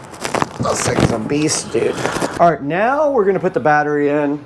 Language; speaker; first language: English; native; English